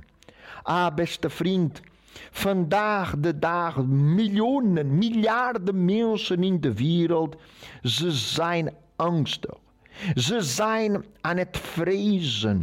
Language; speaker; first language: Dutch; non-native, fluent; Portuguese